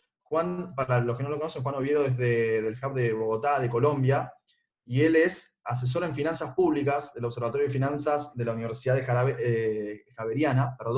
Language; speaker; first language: Spanish; native; Spanish